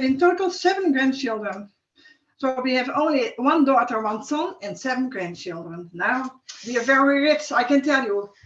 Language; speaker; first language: English; non-native, learner; Dutch